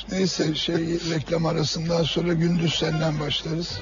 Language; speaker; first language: Turkish; native; Turkish